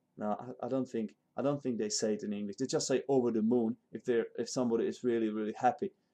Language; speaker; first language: English; non-native, fluent; Czech